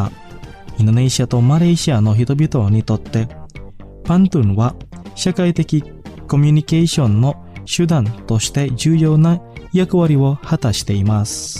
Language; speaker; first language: Japanese; non-native, fluent; Indonesian